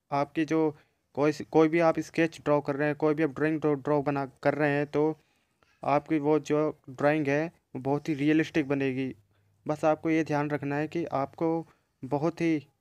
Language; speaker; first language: Hindi; native; Hindi